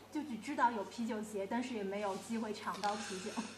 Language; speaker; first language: Chinese; native; Chinese